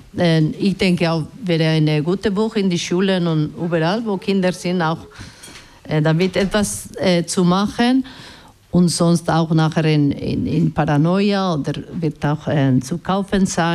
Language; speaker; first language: German; non-native, learner; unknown